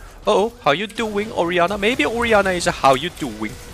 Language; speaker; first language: English; non-native, fluent; Korean